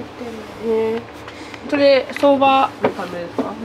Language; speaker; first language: Japanese; non-native, fluent; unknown